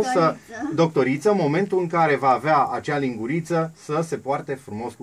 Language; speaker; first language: Romanian; native; Romanian